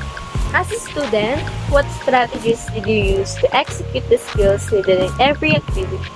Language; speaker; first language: English; non-native, local second language; Filipino